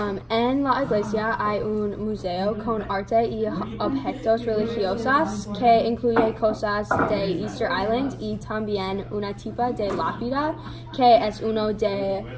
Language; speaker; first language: Spanish; non-native, learner; English